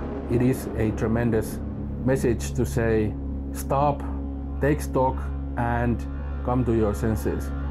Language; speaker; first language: English; non-native, fluent; Finnish